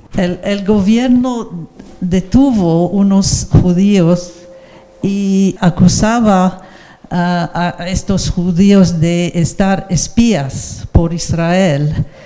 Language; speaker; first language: Spanish; non-native, fluent; English